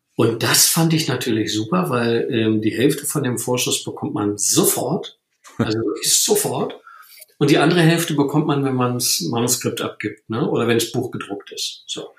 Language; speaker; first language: German; native; German